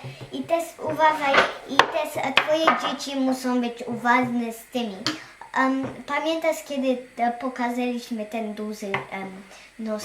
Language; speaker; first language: Polish; early bilingual, heritage; Polish